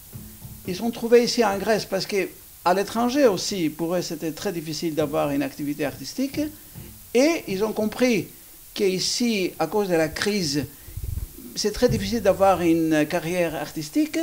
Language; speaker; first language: French; non-native, fluent; Greek